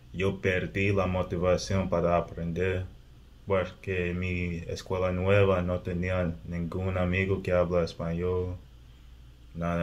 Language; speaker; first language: Spanish; non-native, learner; English